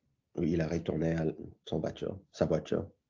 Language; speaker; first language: French; non-native, learner; English